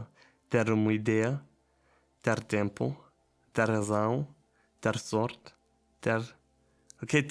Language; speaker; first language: Portuguese; non-native, learner; German